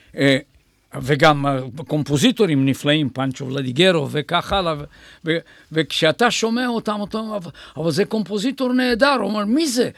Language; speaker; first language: Hebrew; non-native, fluent; Bulgarian